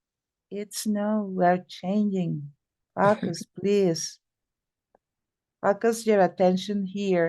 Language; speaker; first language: English; non-native, fluent; Spanish